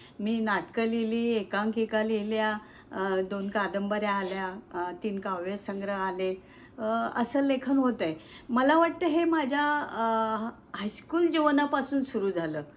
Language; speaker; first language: Marathi; native; Marathi